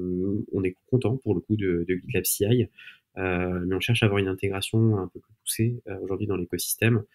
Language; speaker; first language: French; native; French